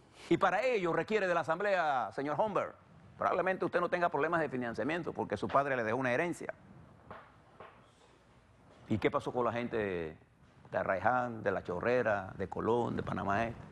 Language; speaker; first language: Spanish; native; Spanish